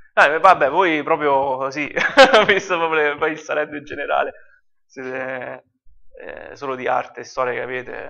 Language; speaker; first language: Italian; native; Italian